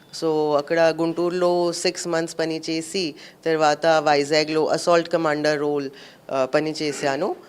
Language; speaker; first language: Telugu; non-native, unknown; Hindi